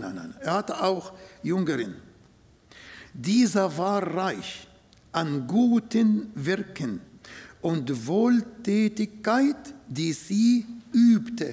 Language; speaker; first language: German; non-native, fluent; Arabic